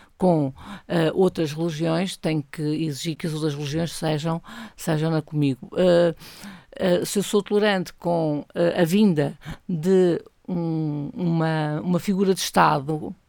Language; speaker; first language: Portuguese; native; Portuguese